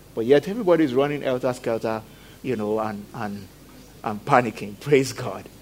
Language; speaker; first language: English; non-native, local second language; Yoruba